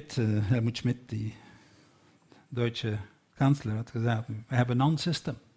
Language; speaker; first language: German; non-native, learner; Dutch